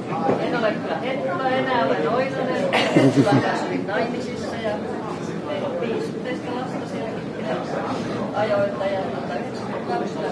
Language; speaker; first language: Finnish; native; Finnish